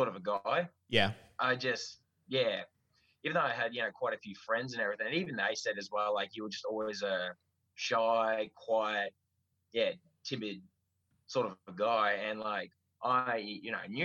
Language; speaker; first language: English; native; English